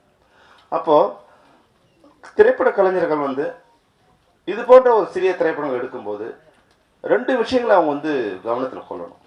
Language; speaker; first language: Tamil; native; Tamil